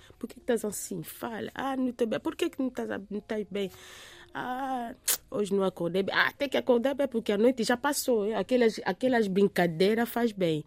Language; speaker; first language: Portuguese; non-native, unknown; Lingala